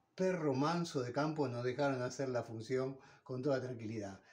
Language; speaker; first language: Spanish; native; Spanish